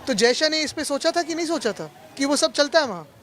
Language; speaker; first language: Hindi; non-native, local second language; Marathi